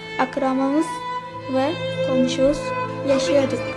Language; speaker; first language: Turkish; early bilingual, other home language; Arabic